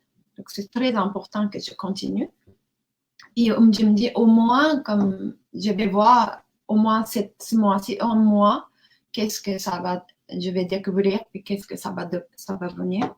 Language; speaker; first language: French; non-native, learner; Japanese